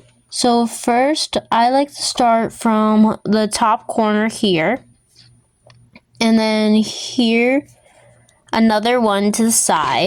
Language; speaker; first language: English; native; English